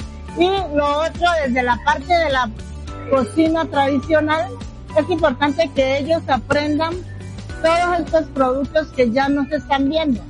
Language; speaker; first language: Spanish; native; Spanish